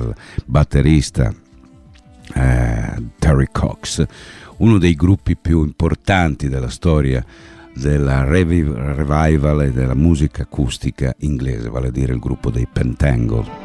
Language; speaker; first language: Italian; native; Italian